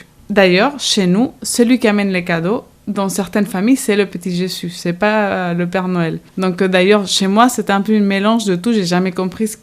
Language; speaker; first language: French; non-native, fluent; Spanish